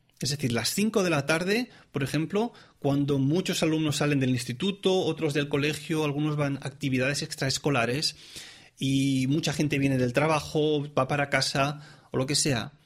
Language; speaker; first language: Spanish; non-native, local second language; Catalan